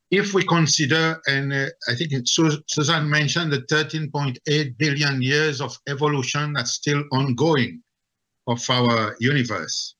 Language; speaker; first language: English; non-native, fluent; Seselwa Creole French